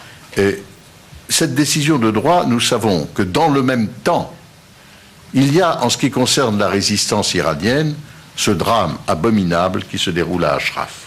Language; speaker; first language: French; native; French